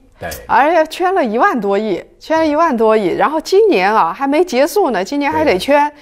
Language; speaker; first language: Chinese; native; Chinese